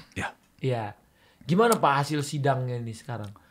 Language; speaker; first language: Indonesian; native; Indonesian